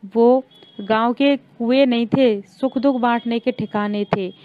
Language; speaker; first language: Hindi; native; Hindi